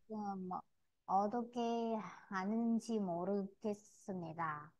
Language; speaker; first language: Korean; non-native, learner; Vietnamese